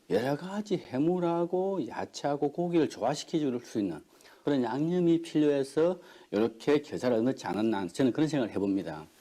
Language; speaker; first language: Korean; native; Korean